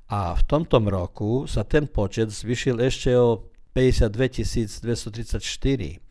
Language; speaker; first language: Slovak; early bilingual, heritage; Slovak